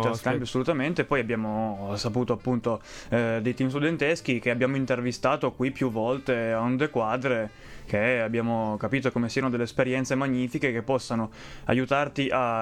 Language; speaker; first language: Italian; native; Italian